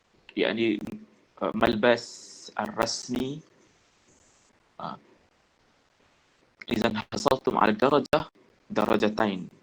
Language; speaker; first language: Arabic; non-native, fluent; Malay